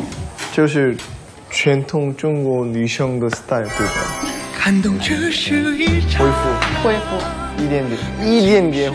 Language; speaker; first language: Chinese; non-native, learner; Korean